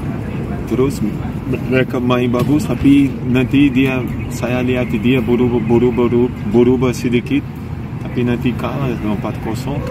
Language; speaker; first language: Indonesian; non-native, learner; Portuguese